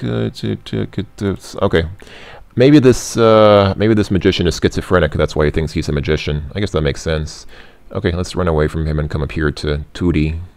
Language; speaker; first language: English; native; English